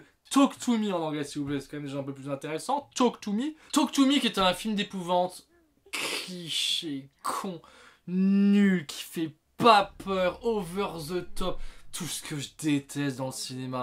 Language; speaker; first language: French; native; French